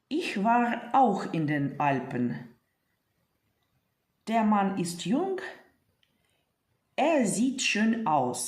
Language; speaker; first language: German; non-native, fluent; Ukrainian